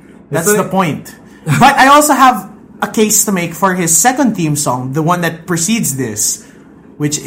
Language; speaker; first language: English; non-native, local second language; Filipino